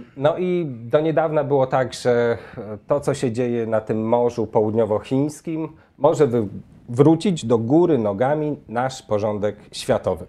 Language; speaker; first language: Polish; native; Polish